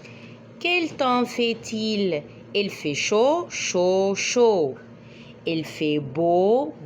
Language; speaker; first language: French; non-native, fluent; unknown